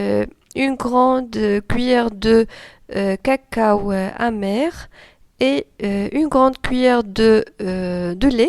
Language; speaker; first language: French; non-native, local second language; Arabic